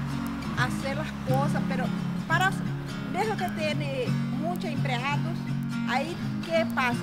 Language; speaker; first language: Spanish; non-native, learner; Portuguese